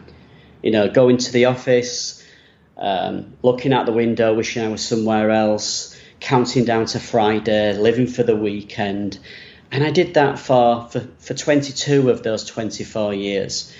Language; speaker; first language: English; native; English